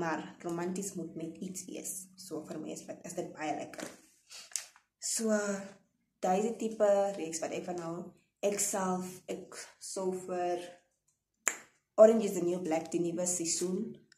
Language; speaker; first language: Afrikaans; non-native, local second language; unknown